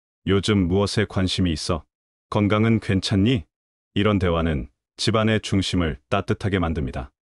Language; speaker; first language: Korean; native; Korean